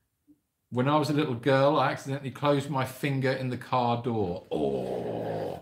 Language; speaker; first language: English; native; English